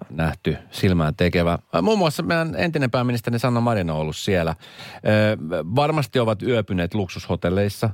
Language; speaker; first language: Finnish; native; Finnish